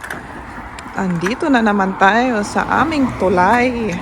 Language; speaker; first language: Filipino; native; Filipino